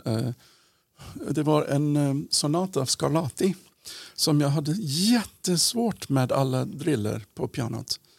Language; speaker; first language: Swedish; non-native, fluent; English